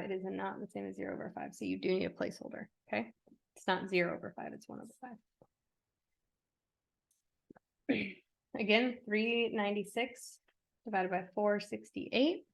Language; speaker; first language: English; native; English